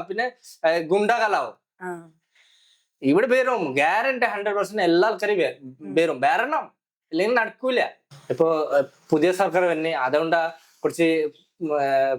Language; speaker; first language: Malayalam; non-native, fluent; Bangla